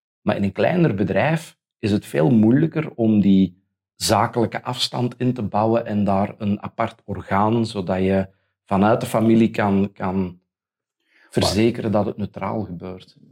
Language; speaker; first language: Dutch; native; Dutch